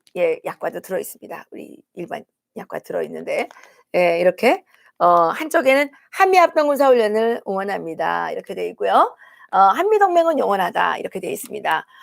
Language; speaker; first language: Korean; native; Korean